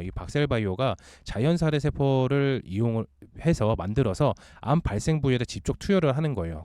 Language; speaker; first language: Korean; native; Korean